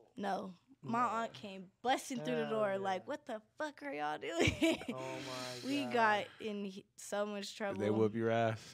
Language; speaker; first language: English; native; English